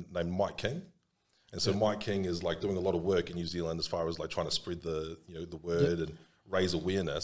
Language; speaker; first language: English; native; English